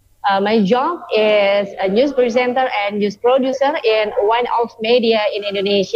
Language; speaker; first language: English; non-native, learner; Indonesian